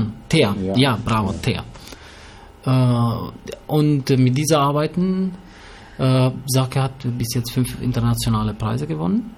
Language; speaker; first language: German; early bilingual, other home language; Albanian